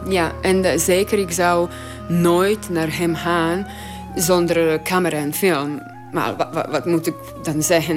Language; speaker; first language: Dutch; non-native, learner; Croatian